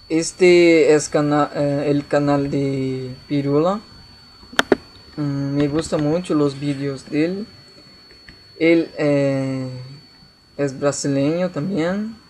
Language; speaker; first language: Spanish; non-native, learner; Portuguese